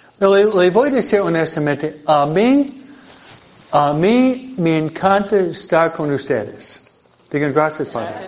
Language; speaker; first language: Spanish; non-native, fluent; English